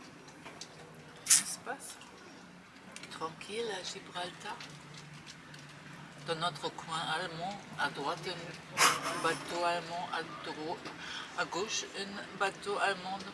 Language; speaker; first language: French; non-native, fluent; German